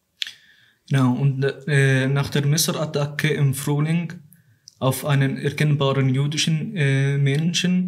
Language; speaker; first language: German; non-native, fluent; Arabic